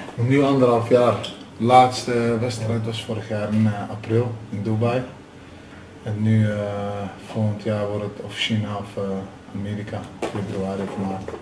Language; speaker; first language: Dutch; native; Dutch